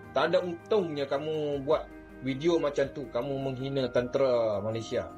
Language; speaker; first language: Malay; native; Malay